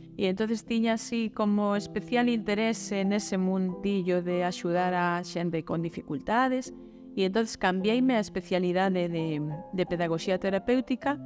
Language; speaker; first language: Galician; native; Galician